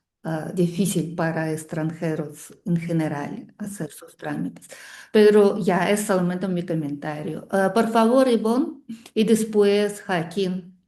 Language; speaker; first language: Spanish; non-native, fluent; Russian